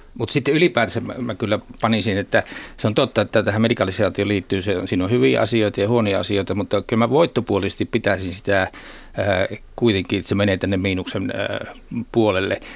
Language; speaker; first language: Finnish; native; Finnish